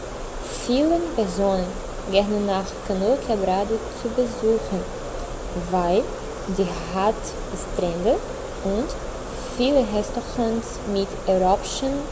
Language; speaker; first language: German; non-native, learner; Portuguese